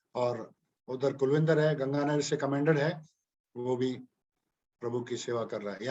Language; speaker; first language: Hindi; non-native, local second language; Punjabi